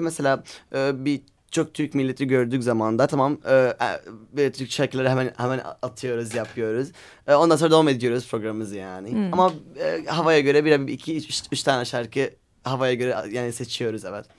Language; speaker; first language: Turkish; non-native, learner; Arabic